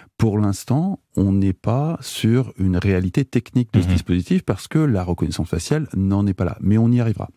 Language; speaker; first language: French; native; French